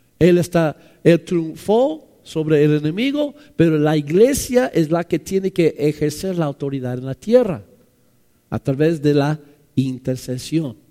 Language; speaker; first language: Spanish; non-native, fluent; English